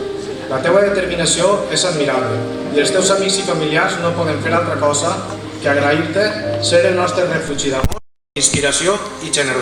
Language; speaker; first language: Catalan; native; Catalan